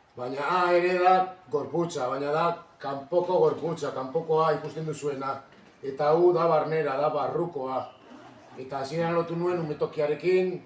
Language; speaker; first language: Basque; non-native, local second language; Spanish